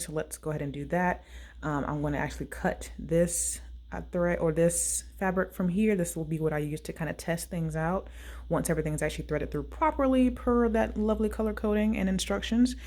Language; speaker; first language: English; native; English